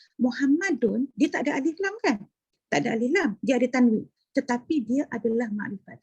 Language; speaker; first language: Malay; native; Malay